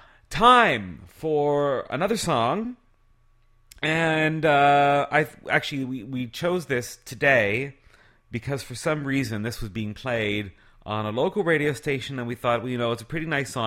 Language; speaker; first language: English; native; English